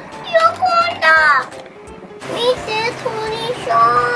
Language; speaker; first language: Japanese; early bilingual, heritage; Japanese